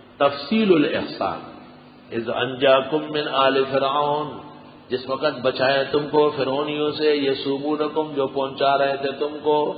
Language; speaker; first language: Urdu; non-native, local second language; Pashto